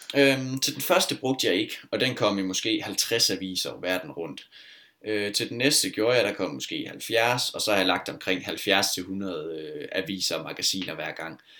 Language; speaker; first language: Danish; native; Danish